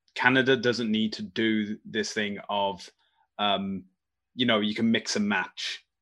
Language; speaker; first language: English; native; English